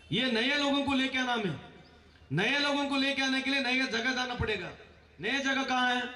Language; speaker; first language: Hindi; non-native, local second language; Kannada